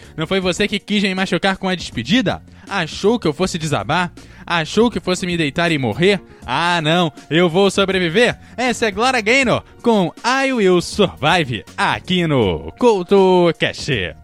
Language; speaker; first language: Portuguese; native; Portuguese